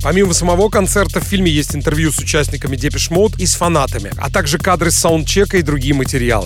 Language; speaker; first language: Russian; native; Russian